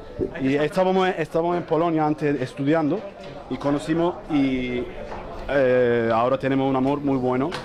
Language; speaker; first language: Spanish; non-native, learner; Turkish